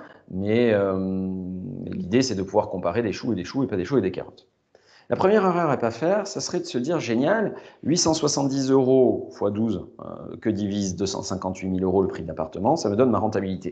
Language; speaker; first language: French; native; French